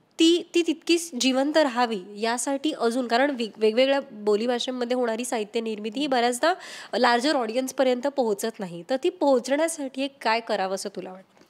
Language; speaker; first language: Marathi; native; Marathi